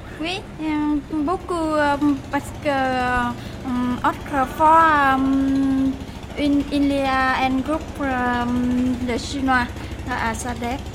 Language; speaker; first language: French; non-native, learner; Vietnamese